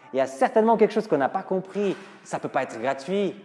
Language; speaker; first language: French; non-native, fluent; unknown